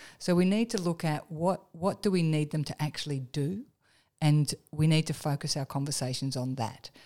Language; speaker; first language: English; native; English